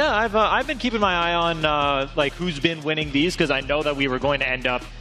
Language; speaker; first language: English; native; English